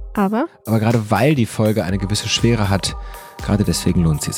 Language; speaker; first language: German; native; German